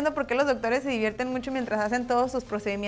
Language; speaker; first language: Spanish; native; Spanish